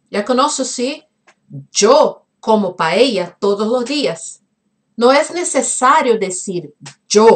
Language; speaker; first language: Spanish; non-native, fluent; Portuguese